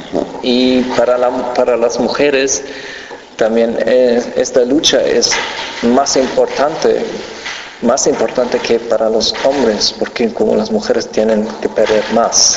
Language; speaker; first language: Spanish; non-native, fluent; German